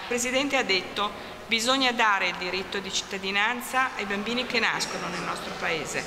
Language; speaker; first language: Italian; native; Italian